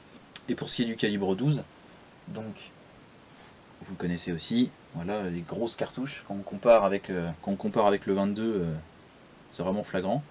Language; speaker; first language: French; native; French